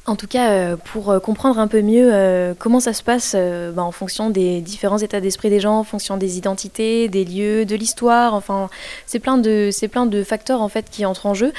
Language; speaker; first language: French; native; French